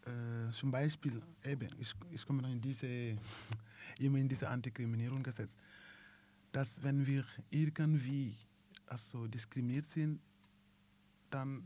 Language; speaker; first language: German; non-native, learner; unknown